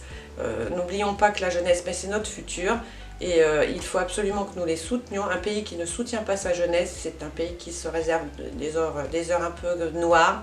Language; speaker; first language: French; native; French